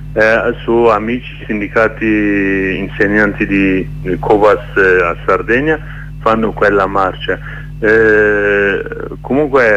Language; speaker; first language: Italian; non-native, learner; Kurdish